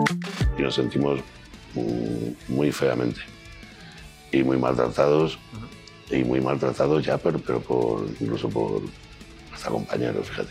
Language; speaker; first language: Spanish; native; Spanish